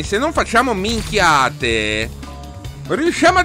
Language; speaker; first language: Italian; native; Italian